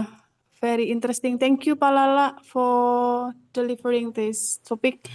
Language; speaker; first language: English; non-native, fluent; Indonesian